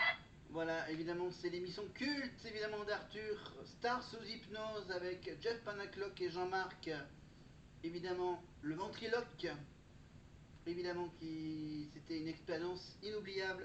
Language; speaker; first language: French; native; French